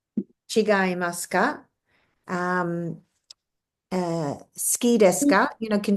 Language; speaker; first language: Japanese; non-native, fluent; English